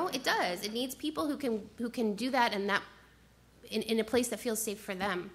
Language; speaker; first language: English; native; English